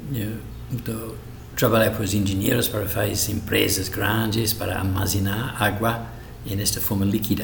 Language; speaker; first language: Portuguese; non-native, fluent; Spanish